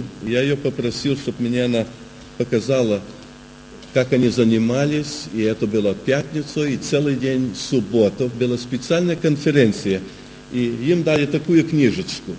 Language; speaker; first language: Russian; early bilingual, heritage; Russian